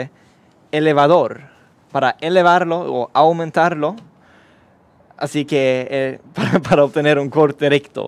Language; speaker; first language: Spanish; non-native, learner; Swedish